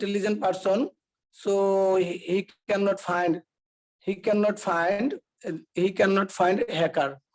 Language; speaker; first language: English; non-native, learner; Bangla